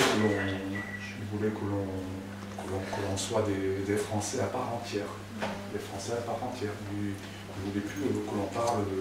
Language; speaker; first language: French; native; French